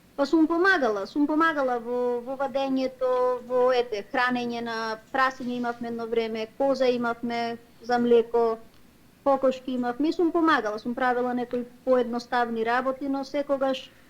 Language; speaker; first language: Macedonian; native; Macedonian